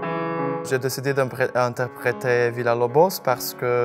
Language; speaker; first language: French; non-native, fluent; Portuguese